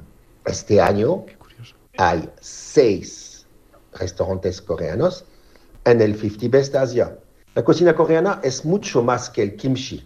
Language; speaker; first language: Spanish; non-native, fluent; French